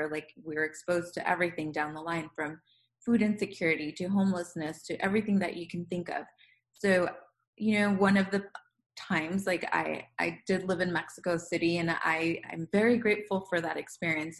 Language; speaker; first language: English; non-native, fluent; Spanish